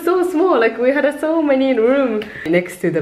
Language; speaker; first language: English; non-native, local second language; Japanese